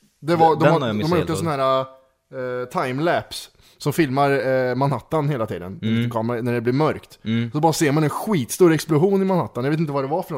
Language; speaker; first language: Swedish; native; Swedish